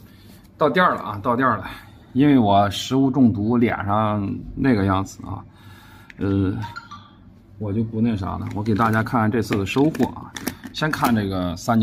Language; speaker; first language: Chinese; native; Chinese